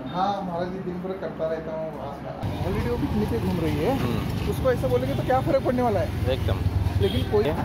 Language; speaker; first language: Hindi; native; Hindi